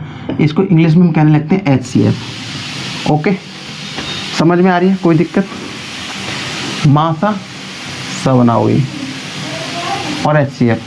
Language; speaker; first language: Hindi; native; Hindi